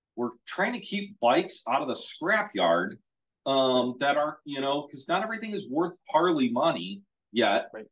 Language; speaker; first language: English; native; English